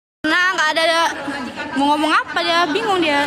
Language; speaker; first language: Indonesian; native; Indonesian